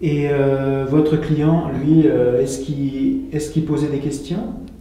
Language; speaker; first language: French; native; French